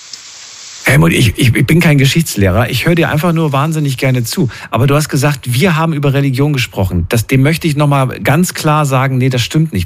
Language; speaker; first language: German; native; German